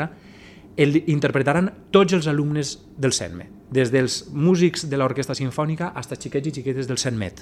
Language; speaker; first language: Catalan; native; Catalan